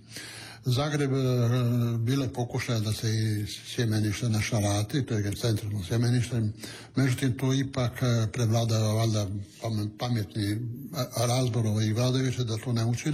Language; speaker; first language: Serbian; non-native, local second language; Italian